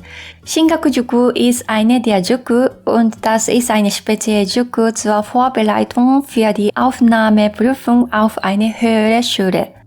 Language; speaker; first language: German; non-native, fluent; Japanese